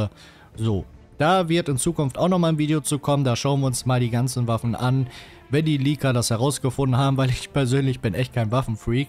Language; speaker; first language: German; native; German